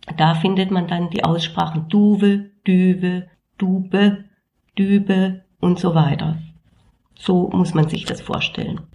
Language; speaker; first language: German; native; German